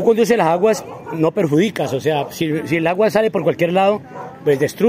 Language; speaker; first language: Spanish; native; Spanish